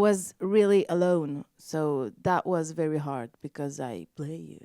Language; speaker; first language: English; non-native, learner; French